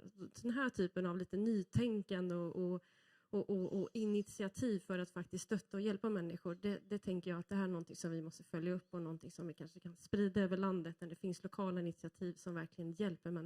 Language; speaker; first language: Swedish; native; Swedish